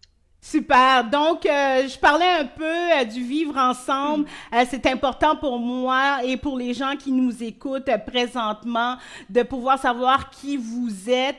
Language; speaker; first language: French; native; French